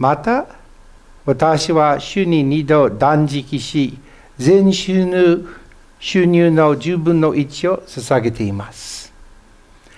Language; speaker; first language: Japanese; non-native, fluent; English